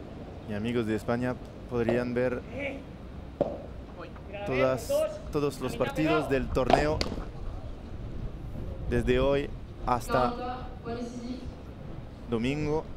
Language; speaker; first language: Spanish; non-native, learner; French